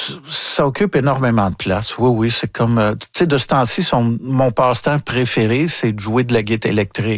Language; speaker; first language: French; native; French